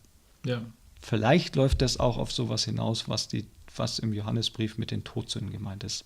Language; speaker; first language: German; native; German